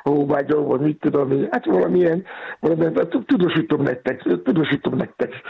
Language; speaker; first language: Hungarian; non-native, learner; Yoruba